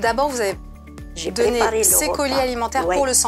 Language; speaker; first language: French; native; French